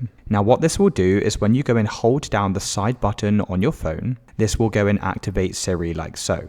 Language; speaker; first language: English; native; English